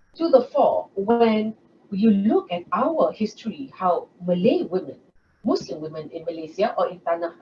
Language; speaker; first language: English; non-native, local second language; Malay